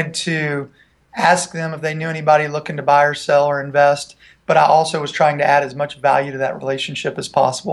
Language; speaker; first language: English; native; English